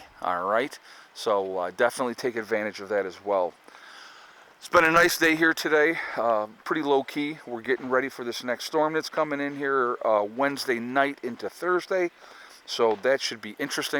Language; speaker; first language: English; native; English